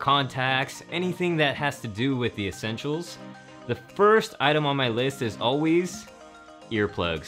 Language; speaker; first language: English; native; English